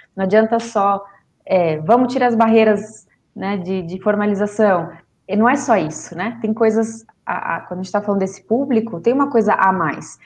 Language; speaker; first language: Portuguese; non-native, fluent; Spanish